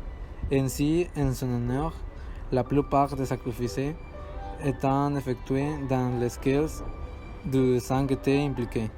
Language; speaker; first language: French; non-native, learner; Spanish